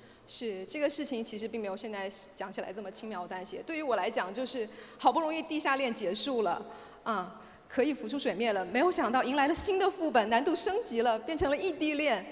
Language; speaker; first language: Chinese; native; Chinese